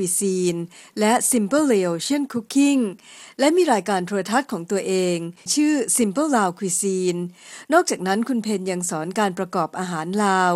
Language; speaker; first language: Thai; native; Thai